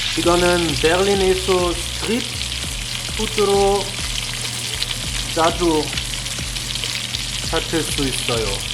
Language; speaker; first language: Korean; non-native, learner; German